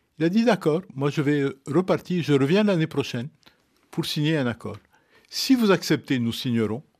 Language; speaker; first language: French; non-native, local second language; Arabic